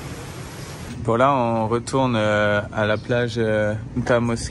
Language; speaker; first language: French; native; French